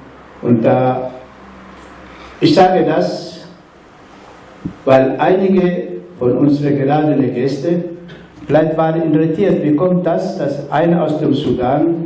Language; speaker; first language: German; non-native, fluent; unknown